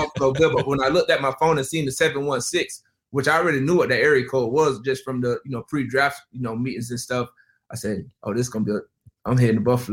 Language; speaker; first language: English; native; English